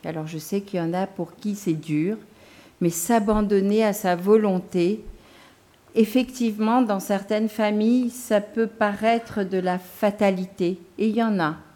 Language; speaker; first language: French; non-native, local second language; Gujarati